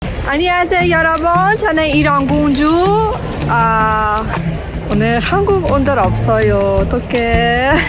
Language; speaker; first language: Korean; non-native, learner; Persian